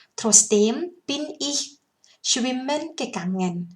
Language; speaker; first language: German; non-native, learner; Thai